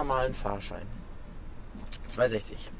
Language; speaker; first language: German; native; German